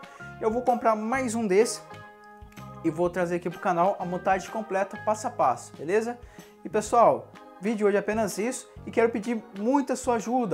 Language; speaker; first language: Portuguese; native; Portuguese